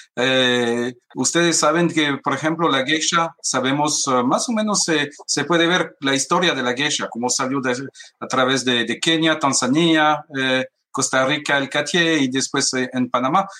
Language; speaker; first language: Spanish; non-native, fluent; French